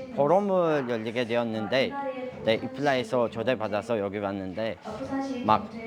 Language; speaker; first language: Korean; non-native, fluent; Tajik